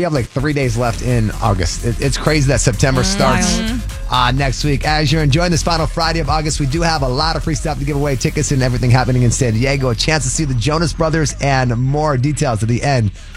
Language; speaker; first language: English; native; English